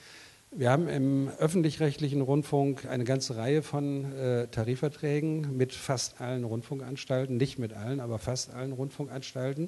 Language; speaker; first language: German; native; German